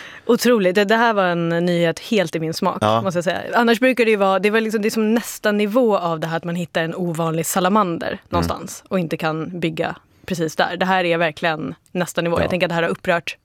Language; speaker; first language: Swedish; native; Swedish